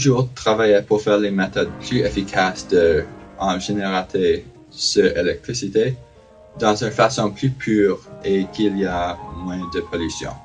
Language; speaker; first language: French; non-native, learner; English